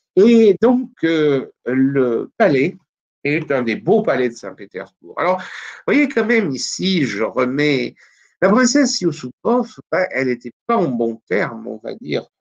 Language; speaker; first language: French; native; French